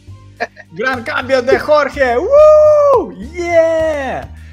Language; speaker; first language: Spanish; non-native, learner; Ukrainian